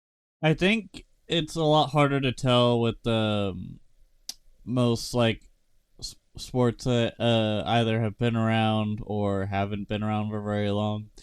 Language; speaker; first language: English; native; English